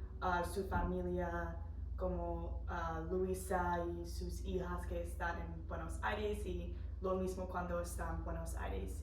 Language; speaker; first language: Spanish; non-native, fluent; English